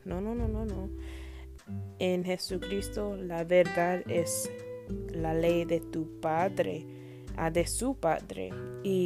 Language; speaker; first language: Spanish; non-native, learner; English